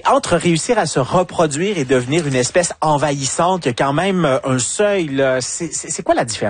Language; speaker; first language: French; native; French